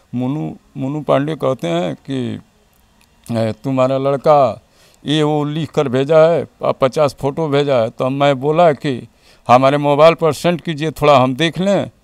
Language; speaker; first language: Hindi; native; Hindi